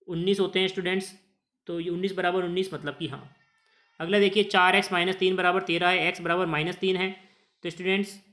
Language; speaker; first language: Hindi; native; Hindi